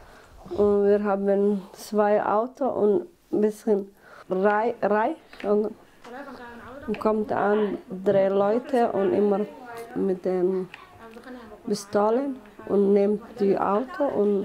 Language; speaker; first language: German; non-native, learner; Somali